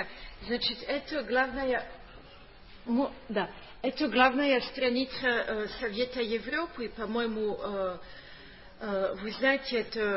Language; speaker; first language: Russian; non-native, fluent; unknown